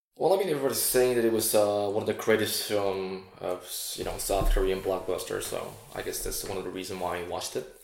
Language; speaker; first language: English; non-native, fluent; Korean